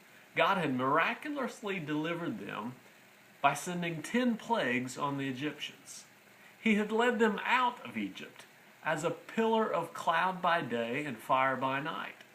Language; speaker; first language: English; native; English